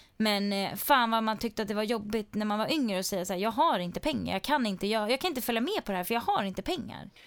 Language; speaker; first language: Swedish; native; Swedish